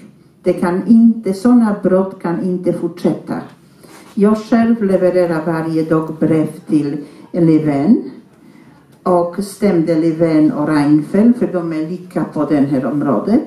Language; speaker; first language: Swedish; non-native, fluent; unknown